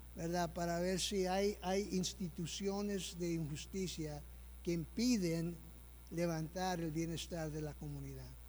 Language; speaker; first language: Spanish; early bilingual, heritage; Spanish